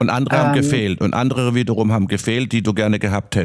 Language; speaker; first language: German; native; German